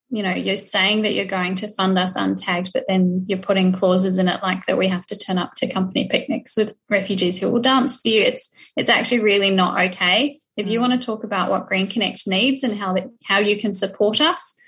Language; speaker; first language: English; native; English